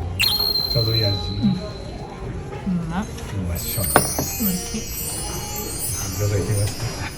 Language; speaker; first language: Japanese; non-native, learner; Filipino